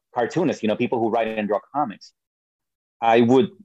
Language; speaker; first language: English; early bilingual, other home language; Spanish